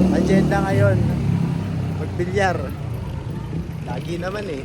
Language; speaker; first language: Filipino; native; Filipino